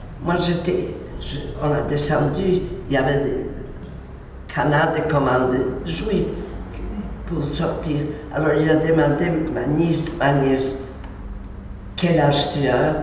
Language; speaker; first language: French; non-native, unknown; Polish